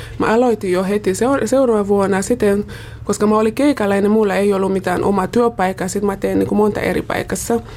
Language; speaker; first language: Finnish; non-native, fluent; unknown